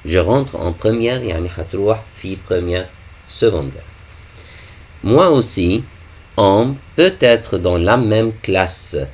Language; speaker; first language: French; non-native, fluent; Arabic